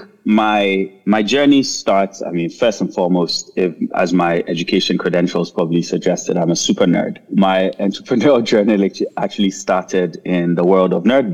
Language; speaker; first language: English; non-native, local second language; Akan